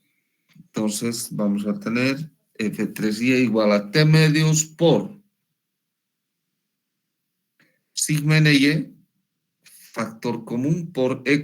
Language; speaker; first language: Spanish; native; Spanish